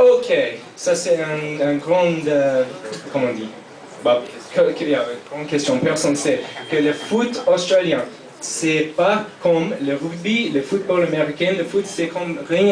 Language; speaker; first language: French; non-native, fluent; English